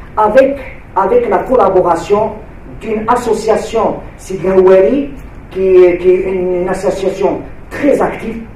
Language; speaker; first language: French; non-native, local second language; Arabic